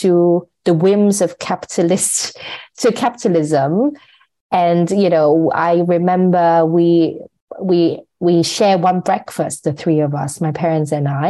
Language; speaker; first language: English; non-native, local second language; Cantonese